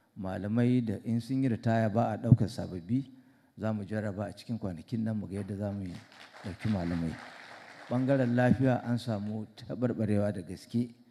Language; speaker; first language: Hausa; native; Hausa